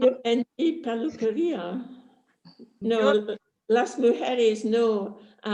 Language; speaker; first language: Spanish; non-native, fluent; English